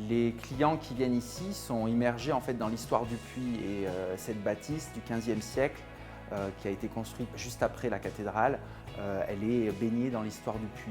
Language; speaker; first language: French; native; French